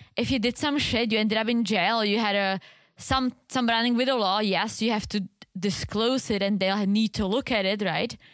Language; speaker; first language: English; native; English